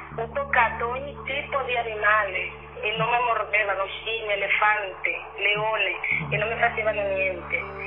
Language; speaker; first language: Italian; non-native, fluent; Spanish